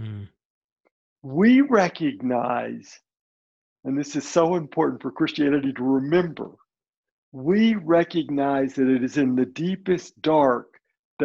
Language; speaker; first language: English; native; English